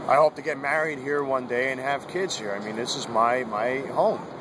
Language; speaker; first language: English; native; English